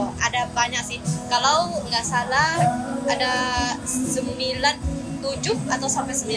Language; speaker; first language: Indonesian; non-native, learner; Thai